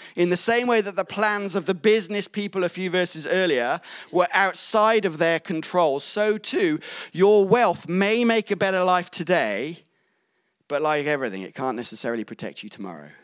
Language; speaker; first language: English; native; English